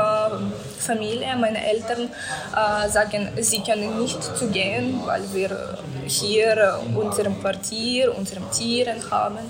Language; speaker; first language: German; non-native, learner; Ukrainian